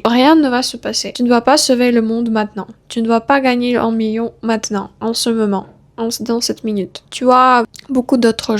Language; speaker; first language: French; non-native, fluent; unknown